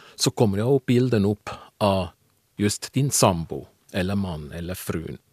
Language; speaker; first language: Swedish; non-native, fluent; Swiss German